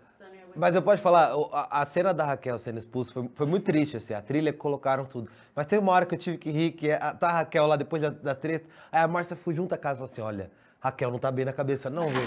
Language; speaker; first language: Portuguese; native; Portuguese